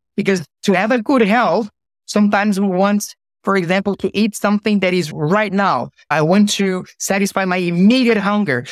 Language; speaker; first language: English; non-native, fluent; Portuguese